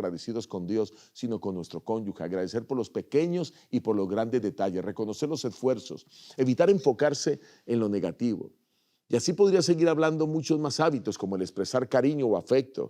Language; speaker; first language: Spanish; native; Spanish